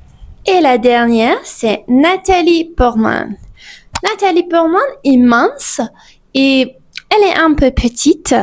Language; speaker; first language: French; non-native, fluent; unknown